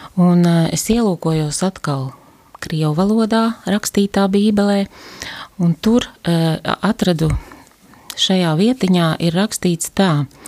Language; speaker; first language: Latvian; native; Latvian